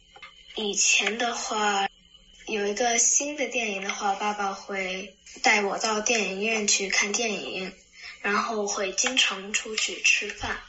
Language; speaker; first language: Chinese; early bilingual, heritage; Chinese